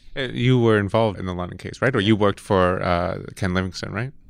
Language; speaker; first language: English; native; English